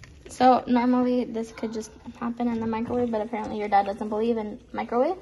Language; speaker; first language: English; early bilingual, other home language; Spanish